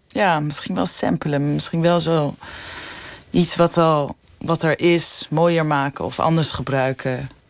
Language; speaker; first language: Dutch; early bilingual, other home language; Persian